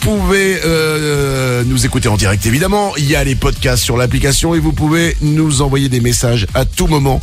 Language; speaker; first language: French; native; French